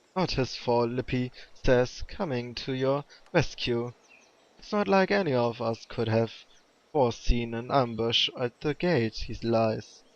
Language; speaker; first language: English; non-native, fluent; German